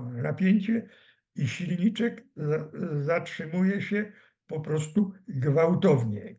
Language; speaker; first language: Polish; native; Polish